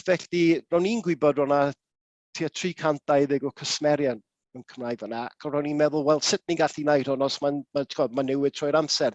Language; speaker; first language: Welsh; non-native, local second language; English